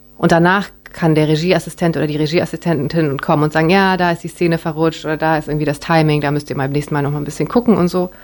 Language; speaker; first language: German; native; German